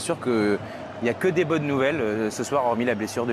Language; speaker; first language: French; native; French